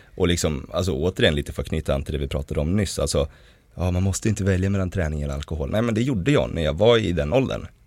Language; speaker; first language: Swedish; native; Swedish